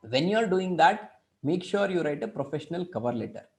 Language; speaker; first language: English; non-native, local second language; Kannada